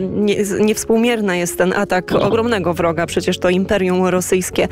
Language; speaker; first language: Polish; native; Polish